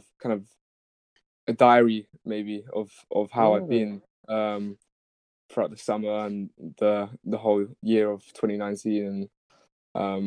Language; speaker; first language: English; native; English